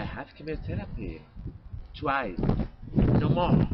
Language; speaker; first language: English; non-native, learner; Spanish